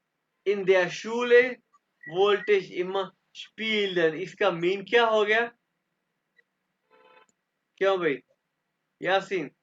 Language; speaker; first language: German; non-native, fluent; Urdu